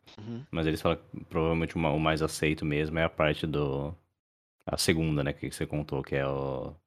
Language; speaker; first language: Portuguese; native; Portuguese